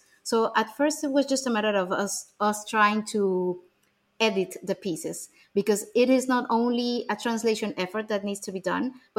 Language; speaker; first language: English; non-native, fluent; Spanish